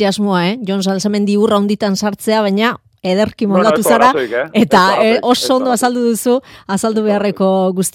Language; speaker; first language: Basque; native; Basque